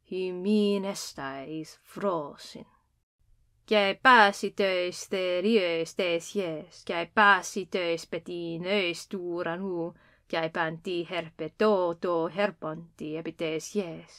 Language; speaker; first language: Greek; non-native, fluent; English